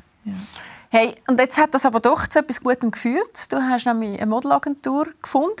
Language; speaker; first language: German; native; German